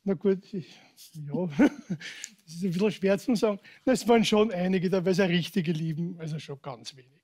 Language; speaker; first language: German; native; German